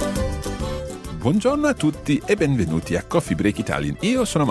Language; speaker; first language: Italian; non-native, fluent; English